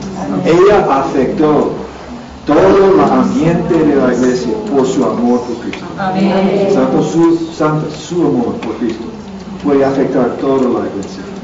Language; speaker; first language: Spanish; non-native, learner; English